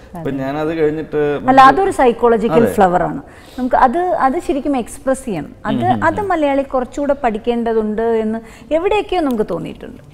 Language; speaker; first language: Malayalam; native; Malayalam